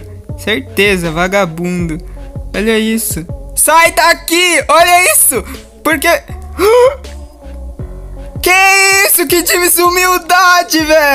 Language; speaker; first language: Portuguese; native; Portuguese